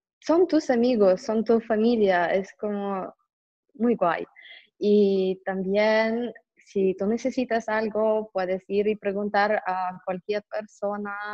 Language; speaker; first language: Spanish; non-native, fluent; Russian